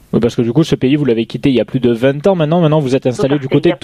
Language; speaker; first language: French; native; French